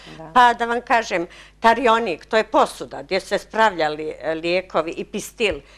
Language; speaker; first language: Bosnian; native; Bosnian